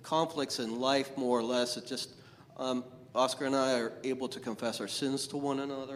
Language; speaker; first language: English; native; English